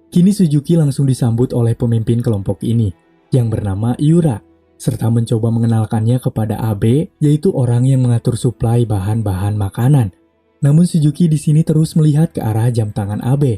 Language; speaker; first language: Indonesian; native; Indonesian